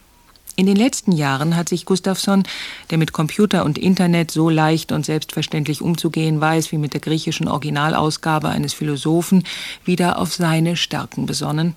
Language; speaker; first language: German; native; German